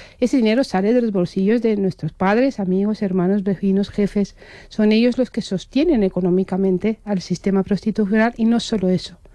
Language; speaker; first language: Spanish; non-native, fluent; Romanian